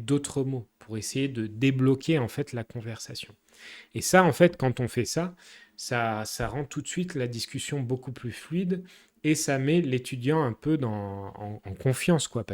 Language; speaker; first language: French; native; French